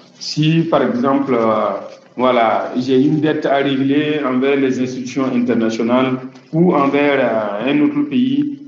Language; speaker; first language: French; non-native, local second language; Mossi